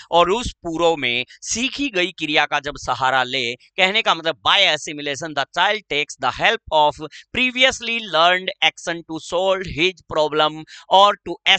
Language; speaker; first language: Hindi; native; Hindi